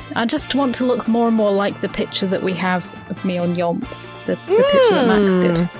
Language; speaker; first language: English; native; English